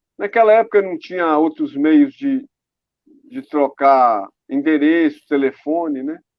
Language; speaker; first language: Portuguese; native; Portuguese